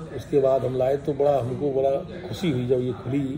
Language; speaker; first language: Hindi; native; Hindi